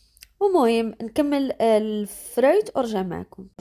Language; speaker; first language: Arabic; native; Arabic